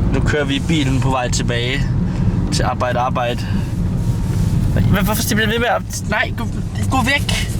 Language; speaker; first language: Danish; native; Danish